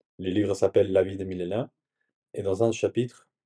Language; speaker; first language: French; non-native, learner; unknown